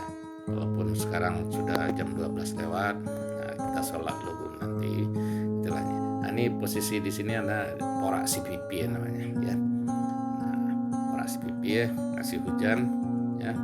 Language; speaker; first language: Indonesian; non-native, local second language; Minangkabau